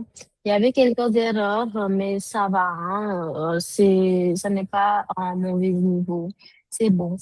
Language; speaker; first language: French; non-native, fluent; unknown